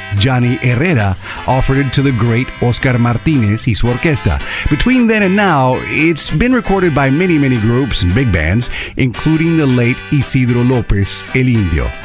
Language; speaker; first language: English; early bilingual, other home language; Spanish